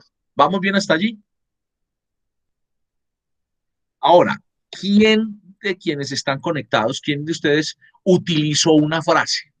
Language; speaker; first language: Spanish; native; Spanish